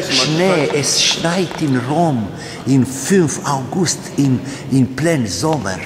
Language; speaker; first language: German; non-native, learner; Italian